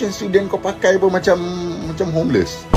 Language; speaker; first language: Malay; native; Malay